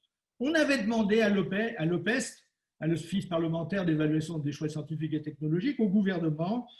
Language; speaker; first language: French; native; French